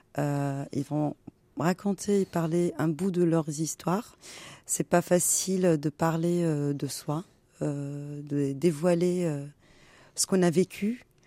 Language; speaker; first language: French; non-native, local second language; Arabic